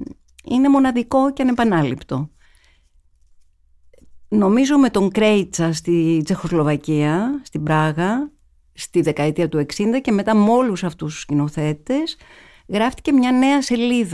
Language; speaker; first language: Greek; native; Greek